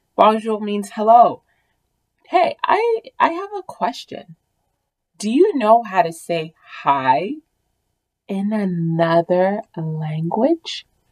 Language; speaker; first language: English; early bilingual, other home language; French